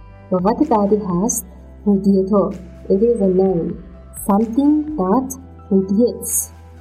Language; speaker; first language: English; non-native, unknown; Persian